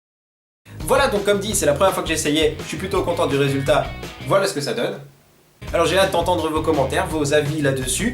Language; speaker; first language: French; native; French